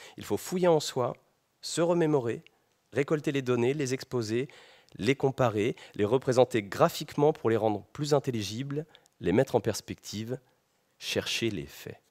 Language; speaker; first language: French; native; French